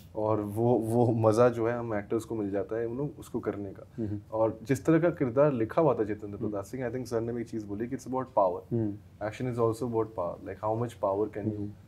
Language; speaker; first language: Hindi; native; Hindi